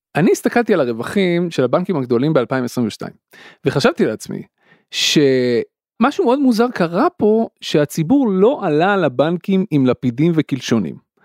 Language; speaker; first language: Hebrew; native; Hebrew